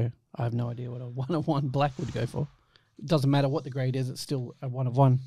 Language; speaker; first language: English; native; English